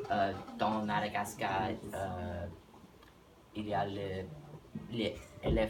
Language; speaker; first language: French; non-native, learner; English